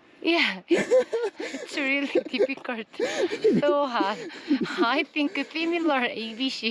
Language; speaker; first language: English; non-native, learner; Korean